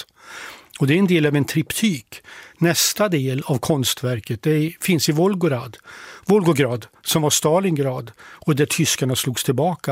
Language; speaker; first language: Swedish; native; Swedish